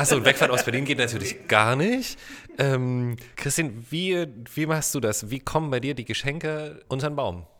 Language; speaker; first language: German; native; German